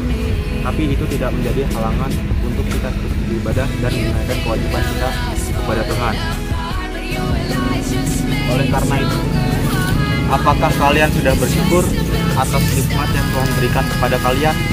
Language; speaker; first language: Indonesian; native; Indonesian